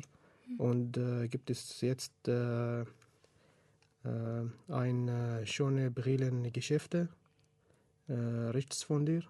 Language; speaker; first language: German; non-native, learner; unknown